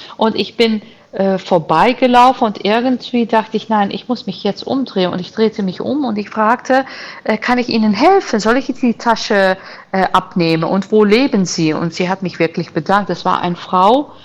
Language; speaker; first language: German; non-native, fluent; Italian